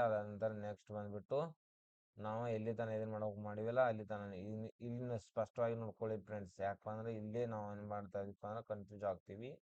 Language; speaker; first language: Kannada; native; Kannada